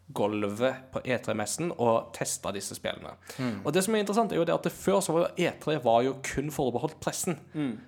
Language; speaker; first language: Norwegian; native; Norwegian